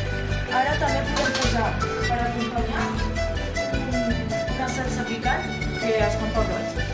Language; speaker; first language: Catalan; early bilingual, other home language; Spanish